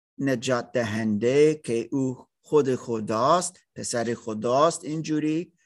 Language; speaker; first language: Persian; non-native, learner; English